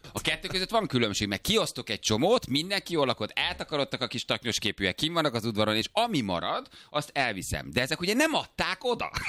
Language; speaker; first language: Hungarian; native; Hungarian